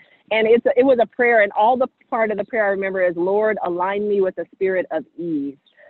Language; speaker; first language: English; native; English